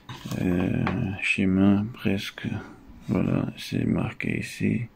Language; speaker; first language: French; non-native, fluent; Russian